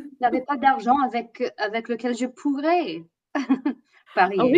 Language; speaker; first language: French; non-native, fluent; English